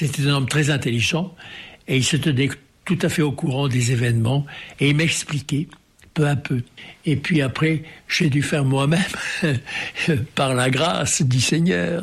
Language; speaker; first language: French; native; French